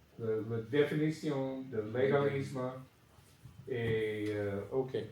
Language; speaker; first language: French; non-native, learner; English